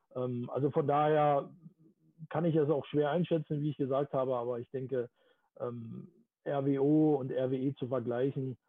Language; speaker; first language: German; native; German